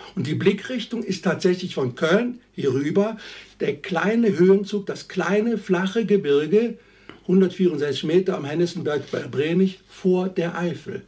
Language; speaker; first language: German; native; German